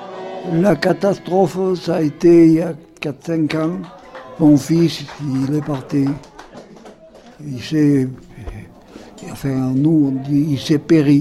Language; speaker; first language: French; native; French